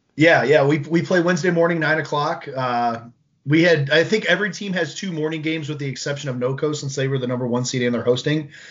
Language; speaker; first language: English; native; English